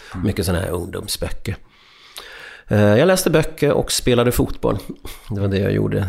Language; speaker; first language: Swedish; early bilingual, other home language; Hungarian